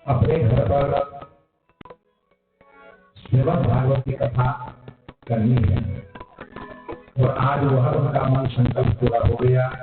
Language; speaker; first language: Hindi; native; Hindi